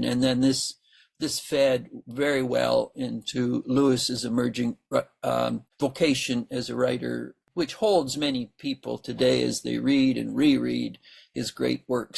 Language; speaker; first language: English; native; English